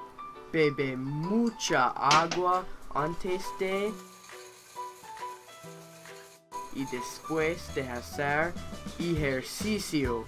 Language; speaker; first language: Spanish; non-native, learner; English